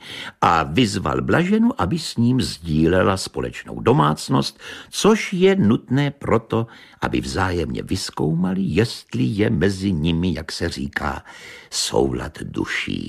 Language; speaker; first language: Czech; native; Czech